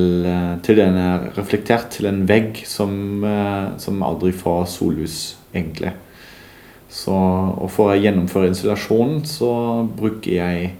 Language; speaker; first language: Norwegian; non-native, fluent; German